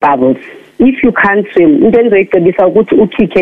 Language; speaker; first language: English; non-native, local second language; Xhosa